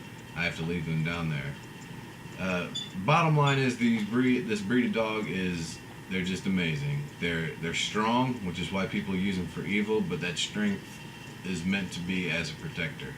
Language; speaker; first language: English; native; English